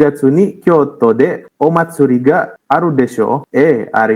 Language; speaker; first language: Japanese; non-native, fluent; Indonesian